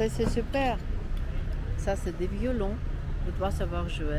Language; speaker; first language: French; non-native, fluent; Russian